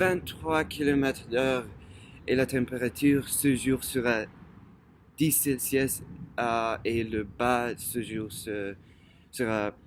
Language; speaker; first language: French; non-native, learner; English